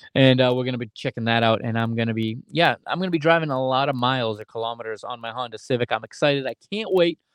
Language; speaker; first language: English; native; English